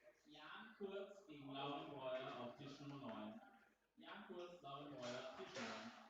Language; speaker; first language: German; native; German